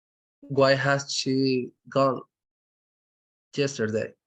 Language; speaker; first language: English; non-native, learner; Spanish